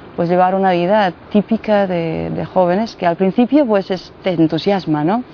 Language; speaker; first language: Spanish; non-native, fluent; Bosnian